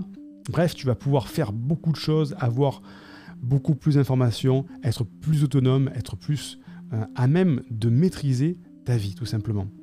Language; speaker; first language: French; native; French